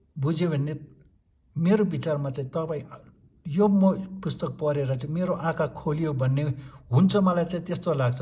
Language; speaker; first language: Nepali; non-native, local second language; Tibetan